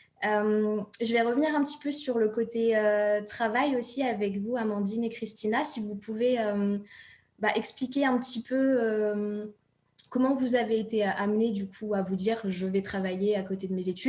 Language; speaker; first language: French; native; French